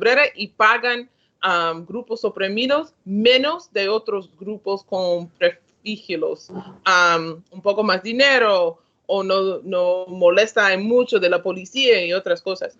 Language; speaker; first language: Spanish; non-native, learner; English